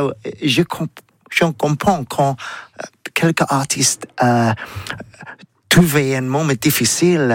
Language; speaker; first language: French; non-native, learner; English